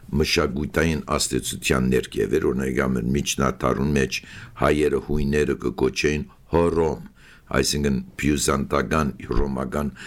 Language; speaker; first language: Armenian; early bilingual, heritage; Armenian